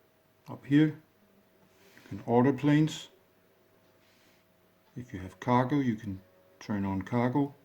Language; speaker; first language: English; non-native, fluent; Danish